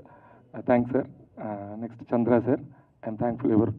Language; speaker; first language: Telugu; early bilingual, heritage; Telugu